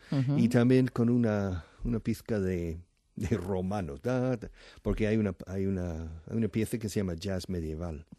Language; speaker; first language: Spanish; non-native, fluent; English